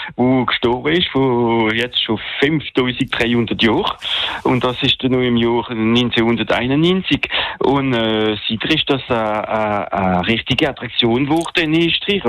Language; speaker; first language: German; non-native, local second language; French